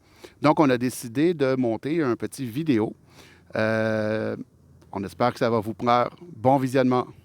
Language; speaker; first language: French; native; French